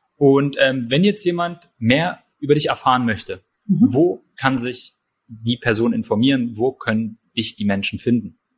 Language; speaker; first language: German; native; German